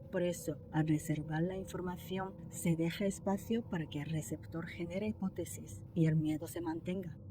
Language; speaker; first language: Spanish; non-native, fluent; Japanese